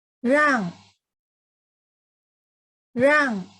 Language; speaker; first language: Chinese; non-native, fluent; Thai